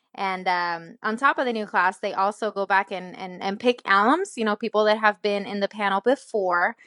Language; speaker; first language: English; non-native, fluent; Spanish